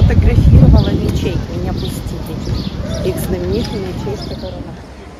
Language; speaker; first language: Russian; native; Russian